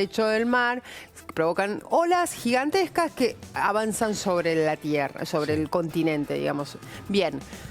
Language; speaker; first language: Spanish; native; Spanish